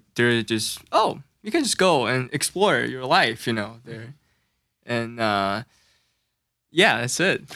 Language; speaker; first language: English; non-native, learner; Chinese